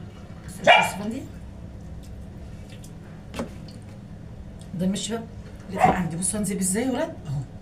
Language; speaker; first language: Arabic; native; Arabic